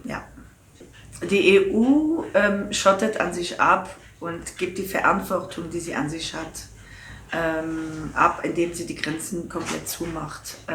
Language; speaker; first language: German; non-native, local second language; Luxembourgish